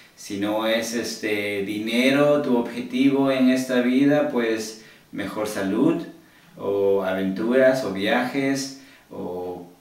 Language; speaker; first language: Spanish; early bilingual, heritage; Spanish